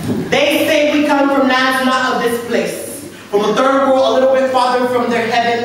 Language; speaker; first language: English; early bilingual, other home language; Spanish